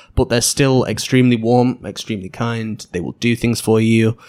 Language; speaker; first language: English; native; English